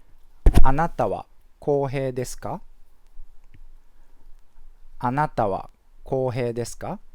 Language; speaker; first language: Japanese; non-native, fluent; English